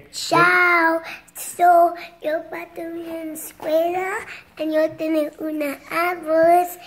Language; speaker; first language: Spanish; non-native, learner; English